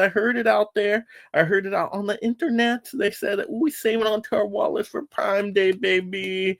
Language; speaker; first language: English; native; English